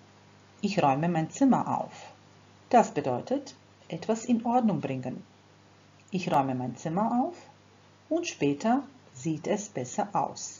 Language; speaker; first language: German; non-native, fluent; Croatian